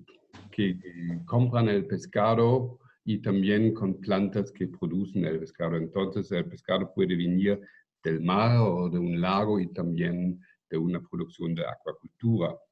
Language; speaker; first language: Spanish; non-native, fluent; German